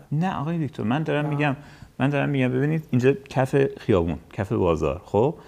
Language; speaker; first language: Persian; native; Persian